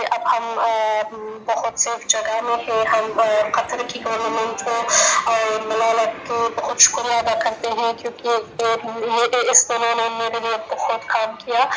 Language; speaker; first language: Hindi; non-native, fluent; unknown